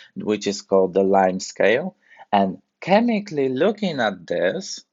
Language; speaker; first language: English; non-native, fluent; Polish